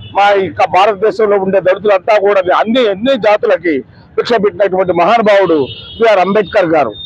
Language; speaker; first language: Telugu; native; Telugu